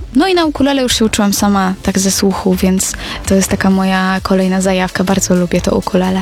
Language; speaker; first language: Polish; native; Polish